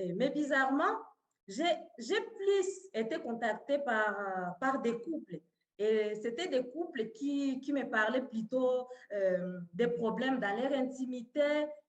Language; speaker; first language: French; non-native, local second language; Swahili